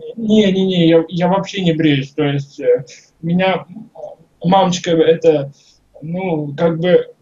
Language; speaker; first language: Russian; native; Russian